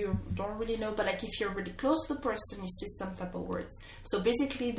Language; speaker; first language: English; non-native, fluent; Malagasy